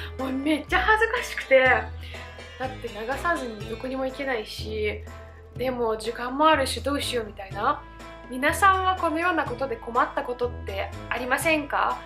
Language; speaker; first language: Japanese; non-native, fluent; Russian